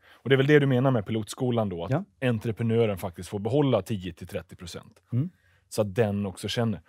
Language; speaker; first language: Swedish; native; Swedish